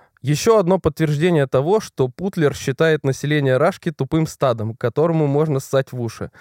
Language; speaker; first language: Russian; native; Russian